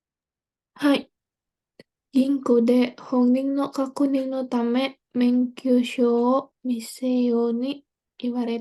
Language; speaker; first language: Japanese; non-native, learner; Indonesian